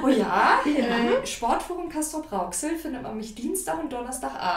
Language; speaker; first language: German; native; German